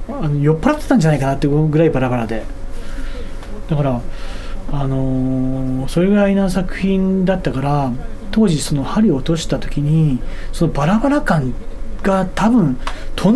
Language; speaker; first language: Japanese; native; Japanese